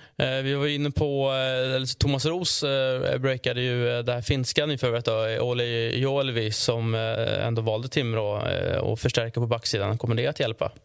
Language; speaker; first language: Swedish; native; Swedish